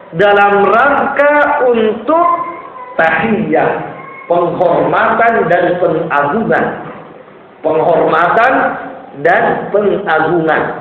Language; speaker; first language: Indonesian; native; Indonesian